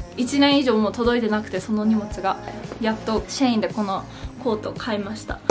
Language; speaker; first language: Japanese; native; Japanese